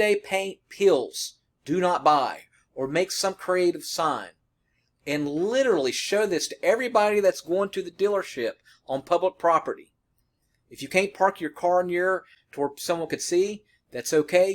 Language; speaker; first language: English; native; English